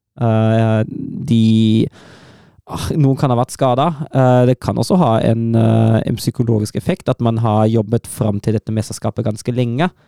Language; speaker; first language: Norwegian; non-native, fluent; German